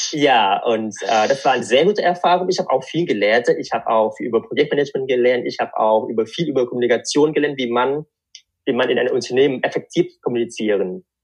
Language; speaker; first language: German; non-native, fluent; Vietnamese